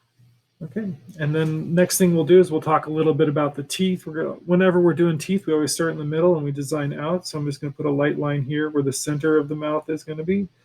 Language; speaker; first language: English; native; English